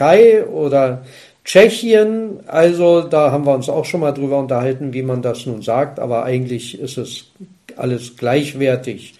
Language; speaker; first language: German; native; German